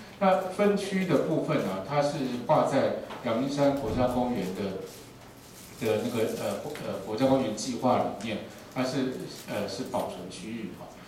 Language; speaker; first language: Chinese; native; Chinese